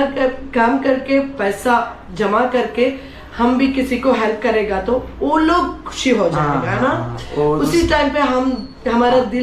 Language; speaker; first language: Hindi; non-native, local second language; Malayalam